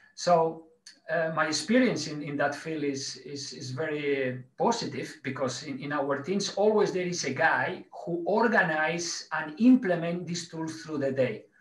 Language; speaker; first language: English; non-native, learner; Spanish